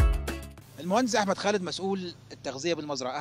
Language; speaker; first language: Arabic; native; Arabic